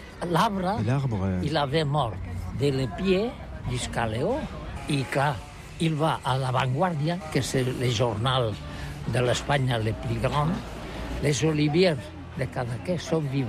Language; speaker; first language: French; non-native, learner; Catalan